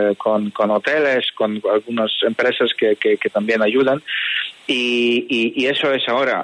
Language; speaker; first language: Spanish; non-native, fluent; Polish